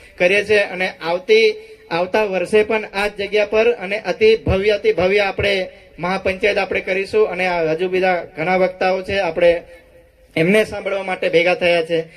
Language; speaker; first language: Gujarati; non-native, local second language; Rathawi